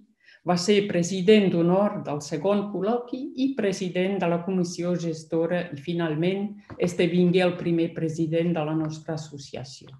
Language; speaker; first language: Catalan; non-native, fluent; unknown